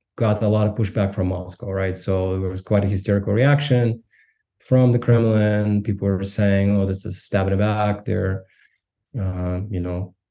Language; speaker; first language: English; non-native, fluent; Russian